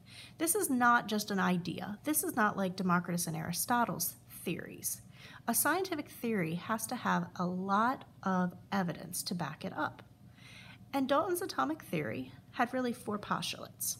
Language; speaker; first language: English; native; English